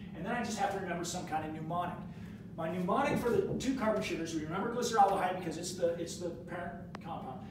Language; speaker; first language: English; native; English